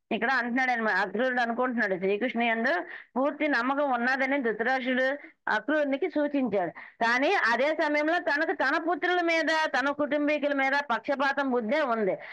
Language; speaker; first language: Telugu; native; Telugu